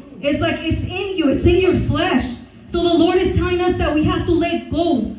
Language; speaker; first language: English; early bilingual, other home language; Spanish